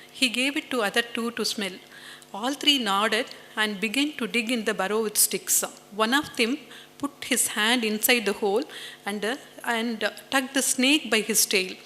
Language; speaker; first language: English; non-native, local second language; Tamil